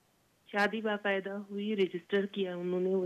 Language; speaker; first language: Hindi; native; Hindi